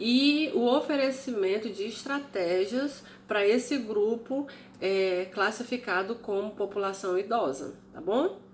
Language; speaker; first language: Portuguese; native; Portuguese